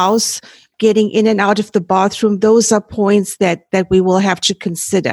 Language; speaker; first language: English; native; English